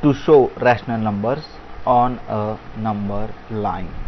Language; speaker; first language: English; non-native, local second language; Marathi